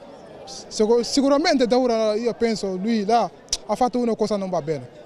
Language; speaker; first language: Italian; non-native, learner; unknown